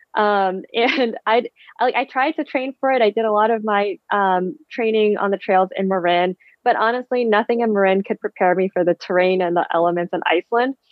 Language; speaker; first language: English; early bilingual, other home language; Vietnamese